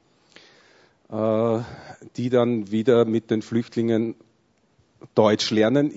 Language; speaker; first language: German; native; German